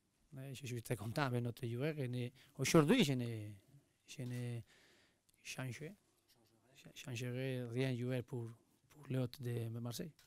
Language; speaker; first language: French; non-native, learner; Spanish